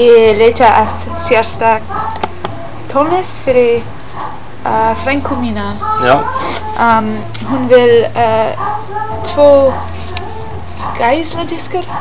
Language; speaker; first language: Icelandic; non-native, learner; English